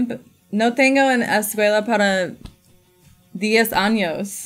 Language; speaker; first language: Spanish; non-native, learner; English